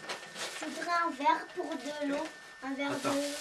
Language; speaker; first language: French; native; French